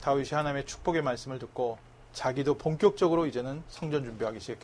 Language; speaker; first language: Korean; native; Korean